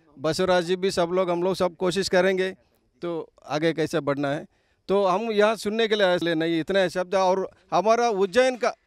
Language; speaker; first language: Hindi; non-native, local second language; Telugu